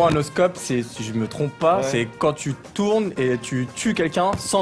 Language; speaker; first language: French; native; French